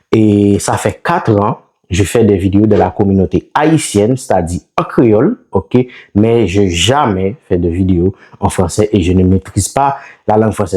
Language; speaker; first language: French; non-native, local second language; Haitian Creole